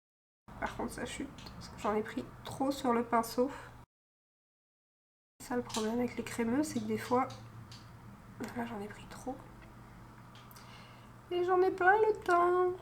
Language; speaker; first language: French; native; French